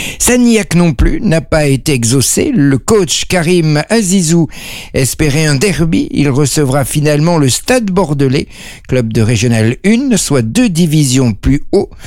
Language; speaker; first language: French; native; French